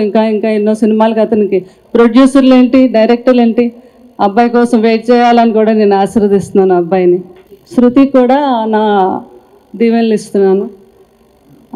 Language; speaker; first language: Telugu; native; Telugu